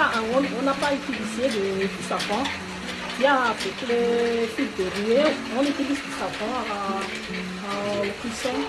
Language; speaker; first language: French; non-native, local second language; Malagasy